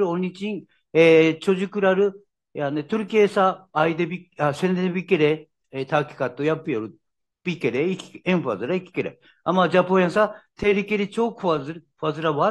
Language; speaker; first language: Turkish; non-native, learner; Japanese